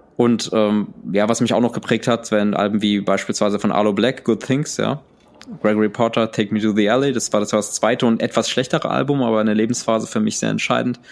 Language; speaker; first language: German; early bilingual, other home language; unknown